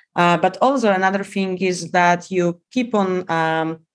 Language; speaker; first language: English; non-native, fluent; Polish